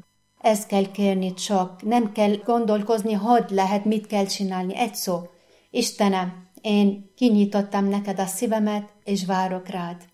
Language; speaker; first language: Hungarian; non-native, fluent; Arabic